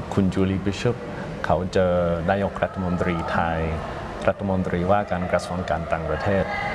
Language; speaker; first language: Thai; non-native, fluent; English